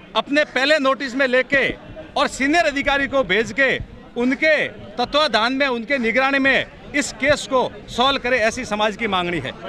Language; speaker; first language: Hindi; non-native, local second language; Rajasthani